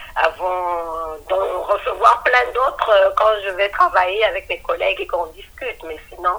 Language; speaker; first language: French; non-native, local second language; Lingala